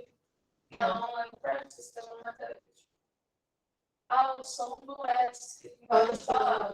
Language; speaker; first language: Portuguese; non-native, local second language; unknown